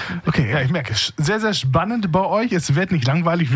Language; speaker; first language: German; native; German